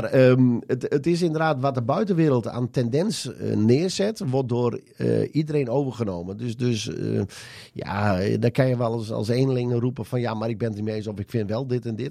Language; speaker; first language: Dutch; native; Dutch